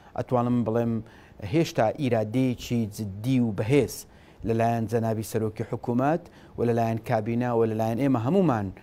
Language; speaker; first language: Central Kurdish; native; Central Kurdish